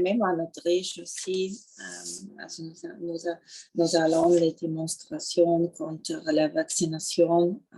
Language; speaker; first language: French; non-native, learner; Russian